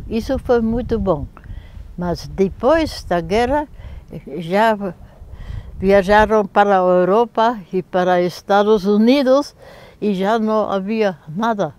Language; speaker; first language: Portuguese; non-native, fluent; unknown